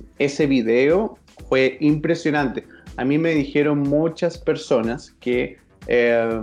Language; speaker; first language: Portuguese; non-native, learner; Spanish